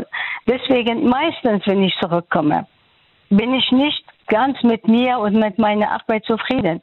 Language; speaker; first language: German; non-native, fluent; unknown